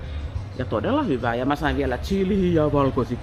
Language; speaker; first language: Finnish; native; Finnish